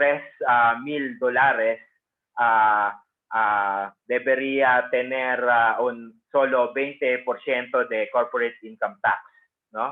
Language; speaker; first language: Spanish; non-native, fluent; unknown